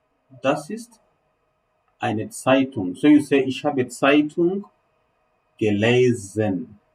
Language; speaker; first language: German; non-native, fluent; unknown